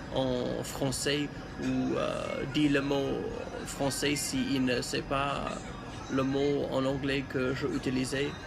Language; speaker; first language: French; non-native, learner; English